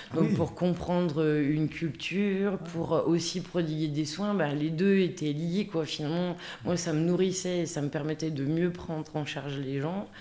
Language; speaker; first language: French; native; French